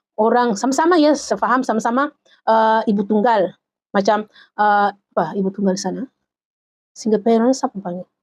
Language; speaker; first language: Malay; native; Malay